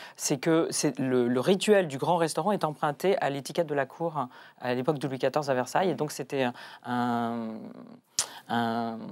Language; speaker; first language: French; native; French